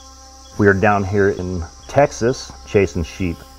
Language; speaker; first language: English; native; English